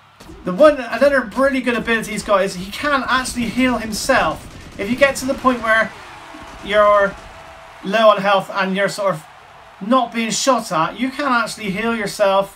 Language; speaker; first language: English; native; English